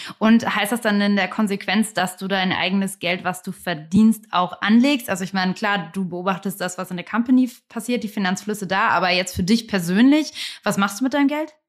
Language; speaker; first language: German; native; German